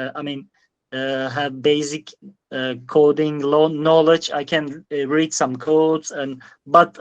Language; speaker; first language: English; non-native, learner; Turkish